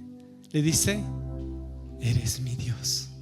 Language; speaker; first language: Spanish; native; Spanish